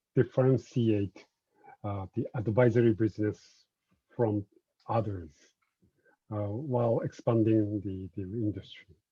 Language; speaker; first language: English; non-native, fluent; Japanese